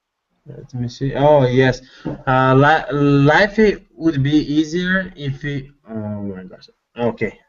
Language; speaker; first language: English; non-native, learner; Portuguese